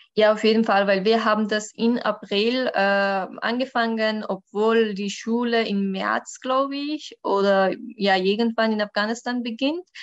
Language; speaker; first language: German; non-native, learner; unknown